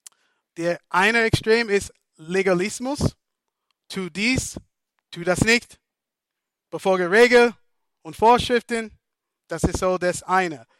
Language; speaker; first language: German; non-native, fluent; English